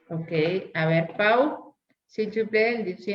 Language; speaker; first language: French; non-native, fluent; Spanish